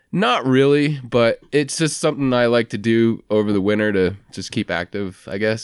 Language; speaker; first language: English; native; English